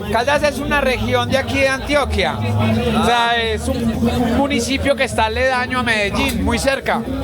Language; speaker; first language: Spanish; native; Spanish